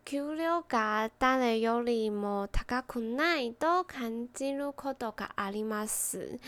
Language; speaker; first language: Japanese; non-native, learner; Chinese